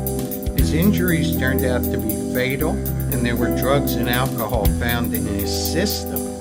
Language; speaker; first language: English; native; English